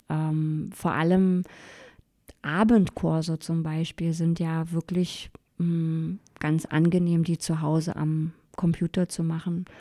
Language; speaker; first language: German; native; German